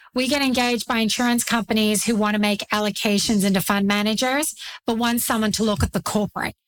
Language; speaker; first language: English; native; English